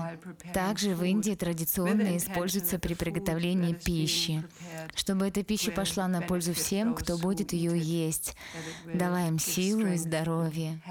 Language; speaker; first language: Russian; native; Russian